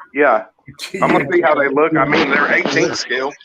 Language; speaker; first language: English; native; English